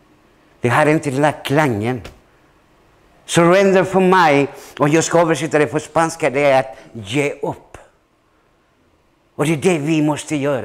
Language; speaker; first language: Swedish; non-native, fluent; Spanish